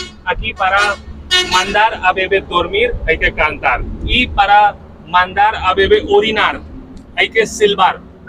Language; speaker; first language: Spanish; non-native, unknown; Hindi